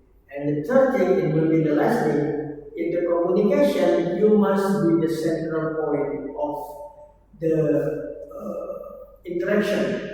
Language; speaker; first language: English; non-native, learner; Indonesian